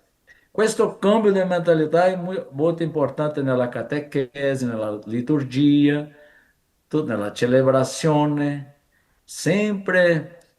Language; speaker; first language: Italian; non-native, fluent; Portuguese